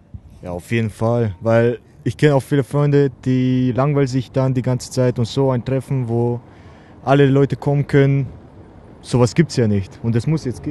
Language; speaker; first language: German; early bilingual, other home language; Romanian